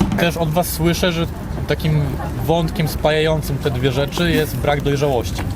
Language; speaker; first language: Polish; native; Polish